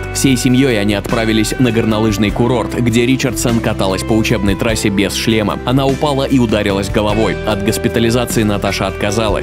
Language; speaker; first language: Russian; native; Russian